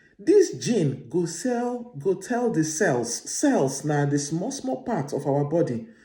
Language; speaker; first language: Nigerian Pidgin; non-native, local second language; Igbo